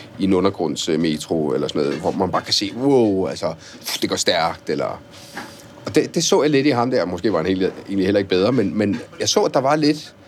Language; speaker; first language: Danish; early bilingual, other home language; Italian